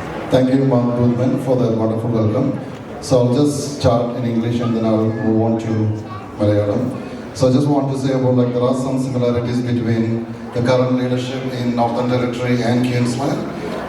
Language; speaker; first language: English; non-native, local second language; Malayalam